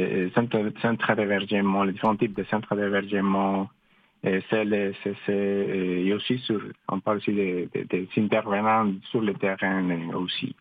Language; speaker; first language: French; non-native, fluent; Spanish